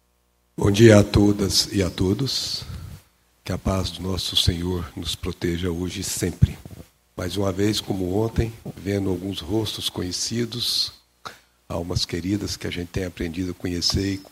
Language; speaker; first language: Portuguese; native; Portuguese